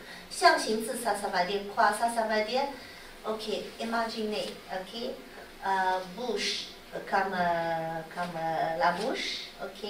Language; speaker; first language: French; non-native, learner; Chinese